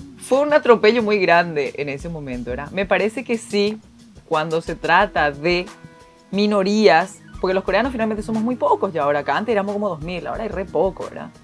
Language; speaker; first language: Spanish; early bilingual, other home language; Korean